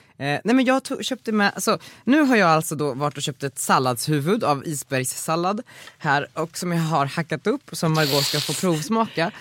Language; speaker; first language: Swedish; native; Swedish